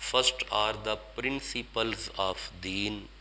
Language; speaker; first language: English; non-native, local second language; Urdu